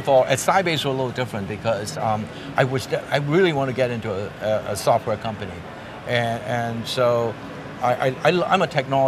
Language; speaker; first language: English; non-native, local second language; Cantonese